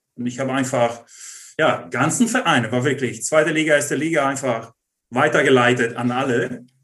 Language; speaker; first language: German; non-native, fluent; Italian